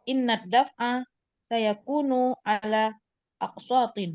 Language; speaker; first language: Arabic; non-native, learner; Indonesian